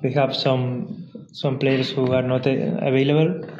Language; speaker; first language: English; non-native, fluent; Spanish